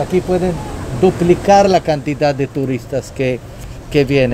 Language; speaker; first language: Spanish; non-native, fluent; Hebrew